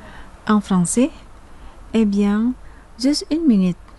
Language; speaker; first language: French; non-native, fluent; Indonesian